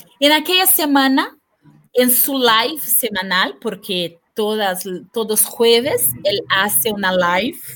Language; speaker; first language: Spanish; non-native, fluent; Portuguese